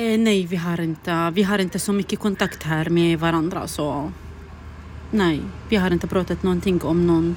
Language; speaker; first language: Swedish; non-native, learner; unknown